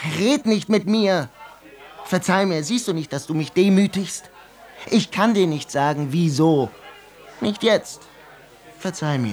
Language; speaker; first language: German; native; German